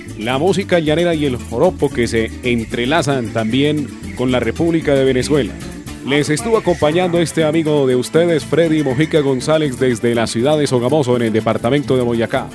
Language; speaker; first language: Spanish; native; Spanish